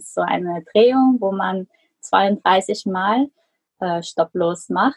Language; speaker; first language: German; non-native, fluent; Korean